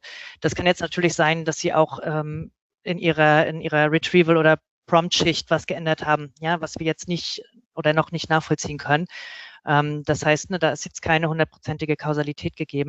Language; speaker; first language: German; native; German